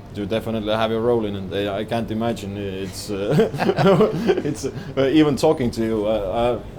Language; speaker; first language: English; non-native, fluent; Estonian